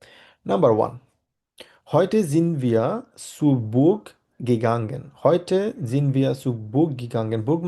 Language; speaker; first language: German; non-native, fluent; Bangla